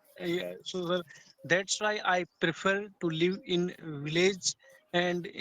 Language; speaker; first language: English; non-native, learner; Hindi